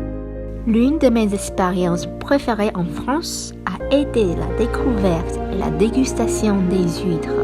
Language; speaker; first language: French; non-native, fluent; Chinese